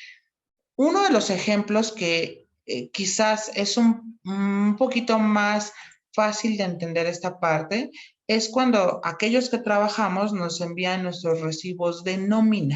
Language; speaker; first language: Spanish; native; Spanish